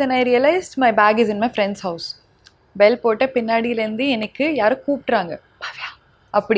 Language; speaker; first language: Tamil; non-native, learner; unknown